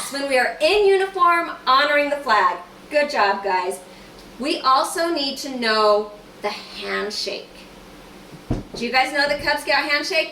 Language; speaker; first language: English; native; English